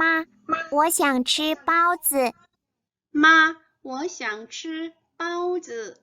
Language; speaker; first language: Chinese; non-native, fluent; Korean